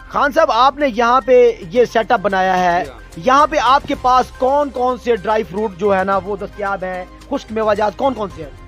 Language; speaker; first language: Urdu; non-native, local second language; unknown